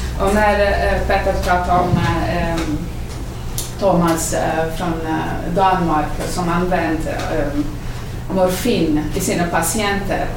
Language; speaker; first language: Swedish; non-native, fluent; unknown